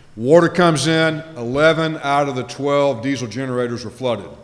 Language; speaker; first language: English; native; English